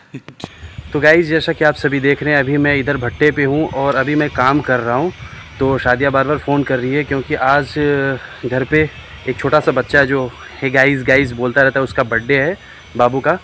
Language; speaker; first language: Hindi; native; Hindi